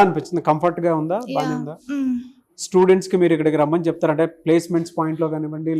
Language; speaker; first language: Telugu; native; Telugu